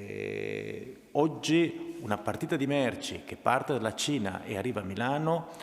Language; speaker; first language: Italian; native; Italian